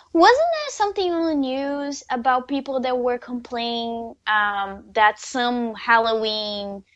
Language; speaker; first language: English; non-native, fluent; Portuguese